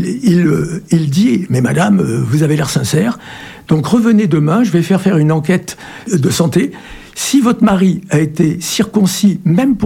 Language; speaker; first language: French; native; French